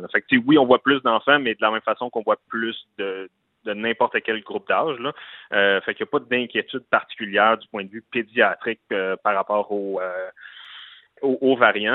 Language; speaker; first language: French; native; French